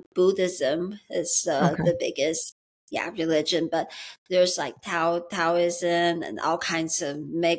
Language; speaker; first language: English; early bilingual, other home language; Chinese